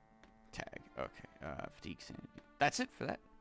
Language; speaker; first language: English; native; English